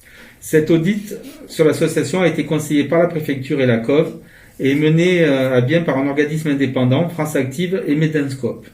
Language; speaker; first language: French; native; French